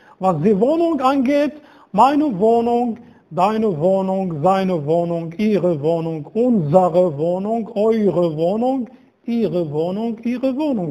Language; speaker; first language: German; non-native, fluent; Arabic